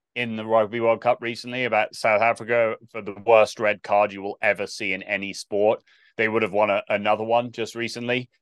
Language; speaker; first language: English; native; English